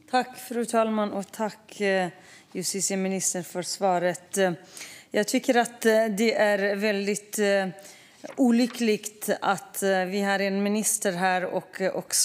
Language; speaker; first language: Swedish; non-native, fluent; Kurdish